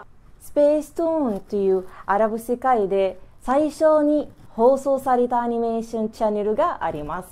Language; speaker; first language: Japanese; non-native, learner; Arabic